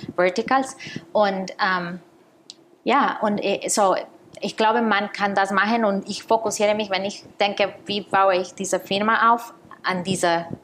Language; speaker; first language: German; non-native, fluent; Spanish